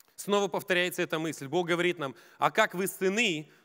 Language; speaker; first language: Russian; native; Russian